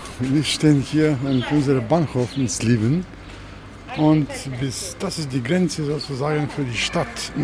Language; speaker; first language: German; non-native, fluent; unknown